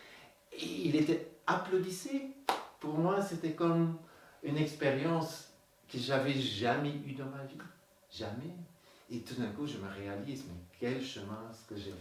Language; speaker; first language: French; non-native, local second language; Dutch